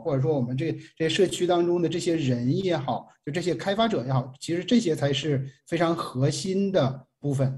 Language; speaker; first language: Chinese; native; Chinese